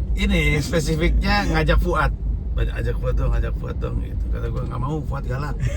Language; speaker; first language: Indonesian; native; Indonesian